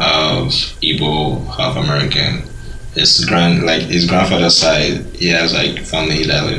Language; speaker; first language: English; non-native, local second language; Igbo